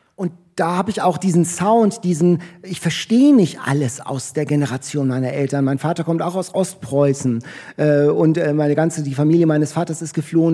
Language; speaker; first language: German; native; German